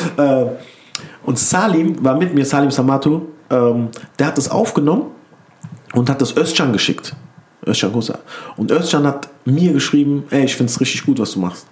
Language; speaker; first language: German; early bilingual, other home language; Turkish